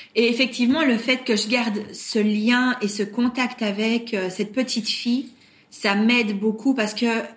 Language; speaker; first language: French; native; French